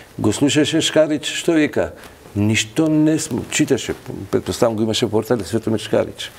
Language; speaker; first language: Macedonian; non-native, local second language; Albanian